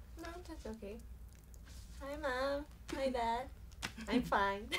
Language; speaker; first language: English; non-native, learner; Japanese